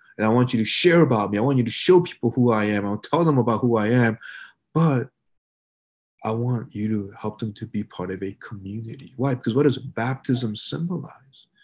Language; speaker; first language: English; early bilingual, other home language; Korean